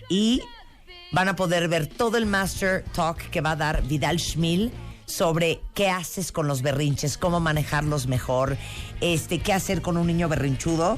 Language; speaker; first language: Spanish; native; Spanish